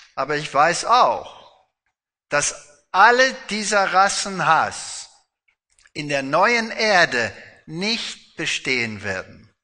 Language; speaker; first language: German; non-native, fluent; Afrikaans